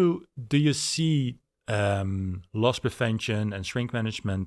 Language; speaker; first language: English; non-native, fluent; Dutch